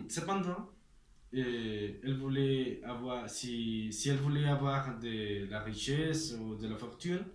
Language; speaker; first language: French; non-native, learner; Spanish